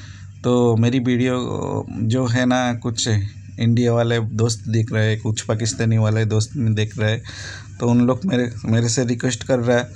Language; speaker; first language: Hindi; non-native, local second language; Bangla